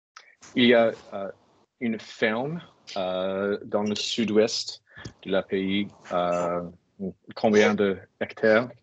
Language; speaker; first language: French; non-native, learner; English